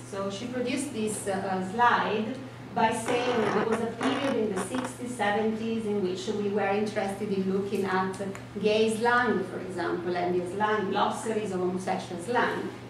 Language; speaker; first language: English; non-native, fluent; Italian